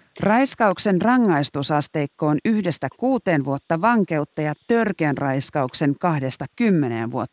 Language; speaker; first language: Finnish; native; Finnish